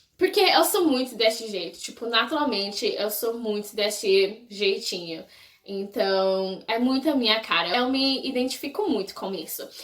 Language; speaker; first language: Portuguese; non-native, fluent; English